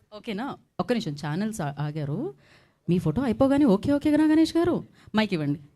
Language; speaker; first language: Telugu; native; Telugu